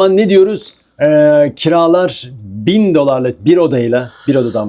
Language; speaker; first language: Turkish; native; Turkish